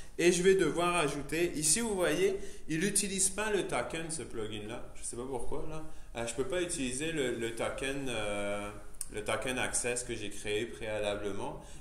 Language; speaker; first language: French; native; French